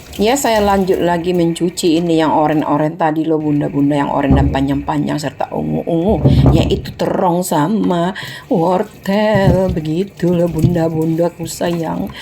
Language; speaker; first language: Indonesian; non-native, local second language; Minangkabau